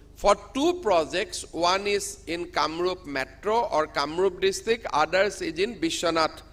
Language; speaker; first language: English; non-native, local second language; Assamese